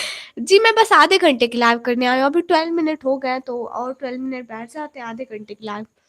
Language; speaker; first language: Hindi; non-native, local second language; Punjabi